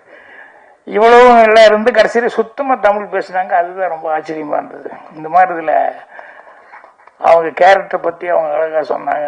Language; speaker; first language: Tamil; native; Tamil